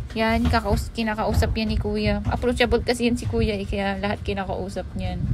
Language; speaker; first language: Filipino; non-native, local second language; Iloko